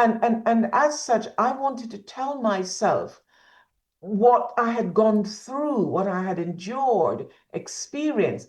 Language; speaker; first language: English; native; English